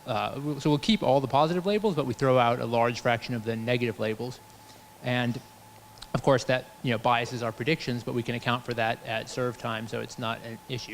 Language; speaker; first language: English; native; English